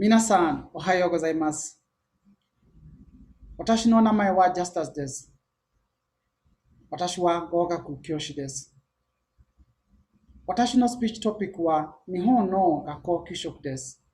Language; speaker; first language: Japanese; non-native, learner; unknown